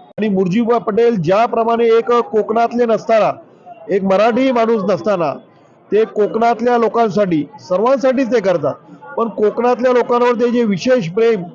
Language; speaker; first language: Marathi; native; Marathi